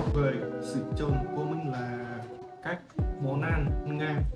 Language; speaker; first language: Vietnamese; non-native, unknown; Russian